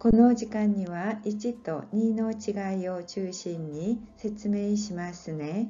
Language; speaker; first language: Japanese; non-native, fluent; Korean